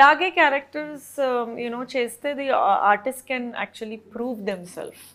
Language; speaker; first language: Telugu; non-native, fluent; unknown